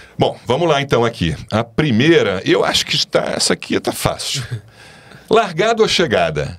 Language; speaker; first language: Portuguese; native; Portuguese